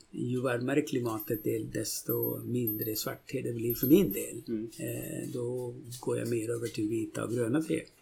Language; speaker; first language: Swedish; non-native, fluent; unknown